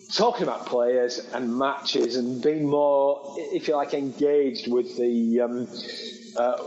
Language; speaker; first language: English; native; English